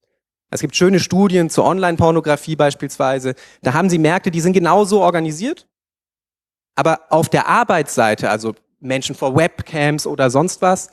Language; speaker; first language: German; native; German